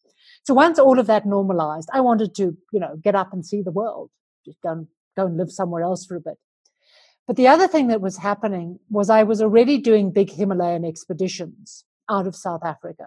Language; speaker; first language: English; native; English